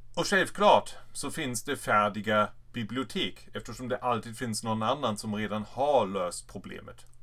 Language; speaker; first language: Swedish; non-native, fluent; German